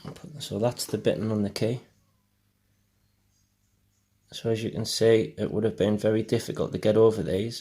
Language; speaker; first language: English; native; English